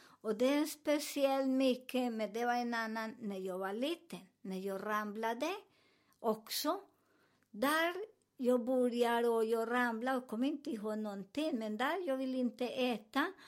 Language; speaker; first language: Swedish; non-native, learner; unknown